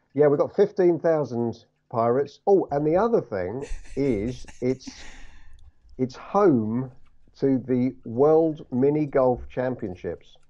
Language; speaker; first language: English; native; English